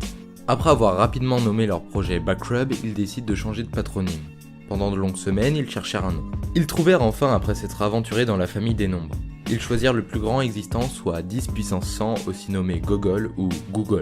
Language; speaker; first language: French; native; French